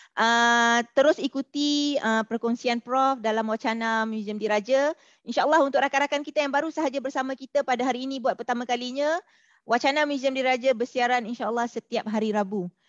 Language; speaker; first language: Malay; native; Malay